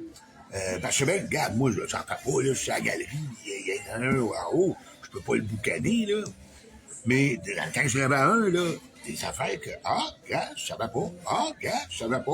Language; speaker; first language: French; native; French